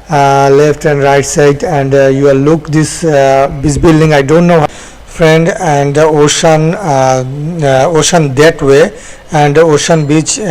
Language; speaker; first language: English; non-native, learner; Bangla